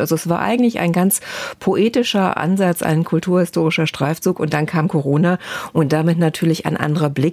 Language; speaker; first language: German; native; German